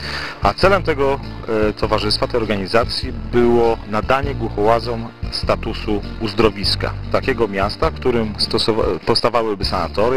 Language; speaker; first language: Polish; native; Polish